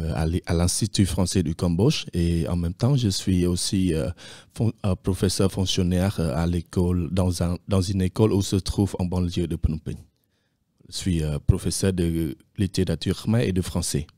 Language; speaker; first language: French; non-native, fluent; Khmer